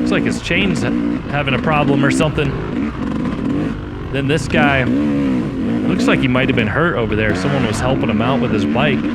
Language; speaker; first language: English; native; English